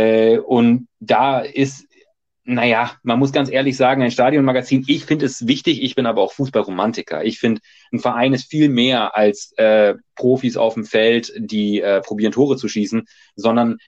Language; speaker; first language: German; native; German